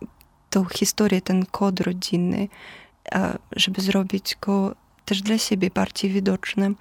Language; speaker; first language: Polish; non-native, fluent; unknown